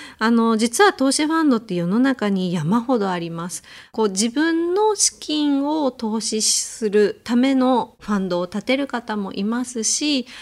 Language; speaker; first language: Japanese; native; Japanese